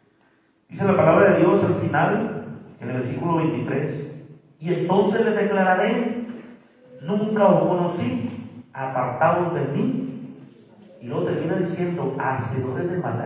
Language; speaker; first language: Spanish; native; Spanish